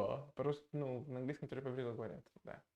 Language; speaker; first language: Russian; non-native, fluent; English